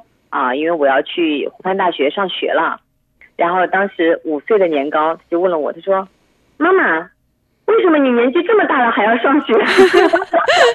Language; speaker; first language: Chinese; native; Chinese